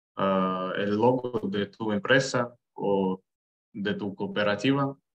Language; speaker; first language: Spanish; non-native, learner; Russian